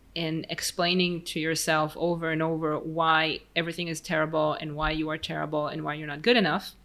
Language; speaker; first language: English; non-native, fluent; Hebrew